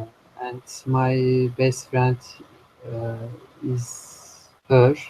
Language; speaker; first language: English; non-native, learner; Turkish